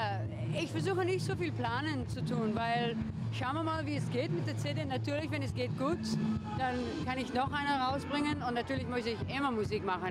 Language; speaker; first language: German; non-native, learner; English